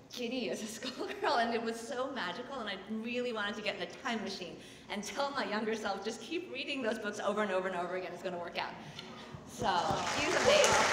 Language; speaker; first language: English; native; English